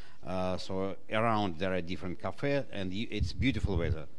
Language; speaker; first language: English; non-native, fluent; Russian